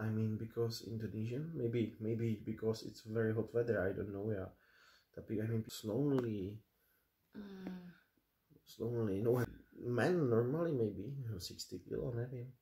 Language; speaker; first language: English; non-native, learner; Czech